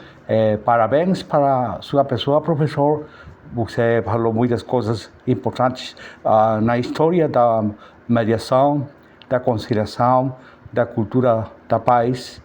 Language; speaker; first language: Portuguese; non-native, learner; Spanish